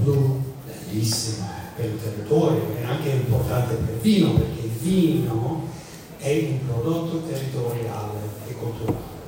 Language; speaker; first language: Italian; non-native, fluent; English